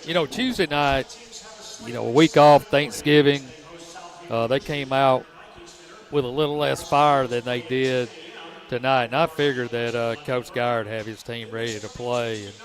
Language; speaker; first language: English; native; English